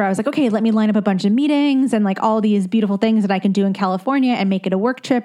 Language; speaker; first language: English; native; English